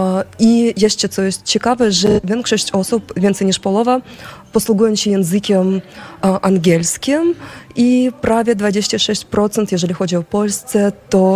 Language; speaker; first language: Polish; non-native, fluent; Ukrainian